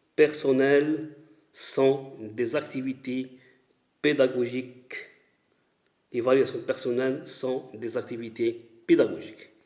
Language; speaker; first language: French; non-native, local second language; Arabic